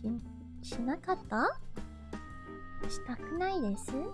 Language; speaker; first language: Japanese; non-native, learner; English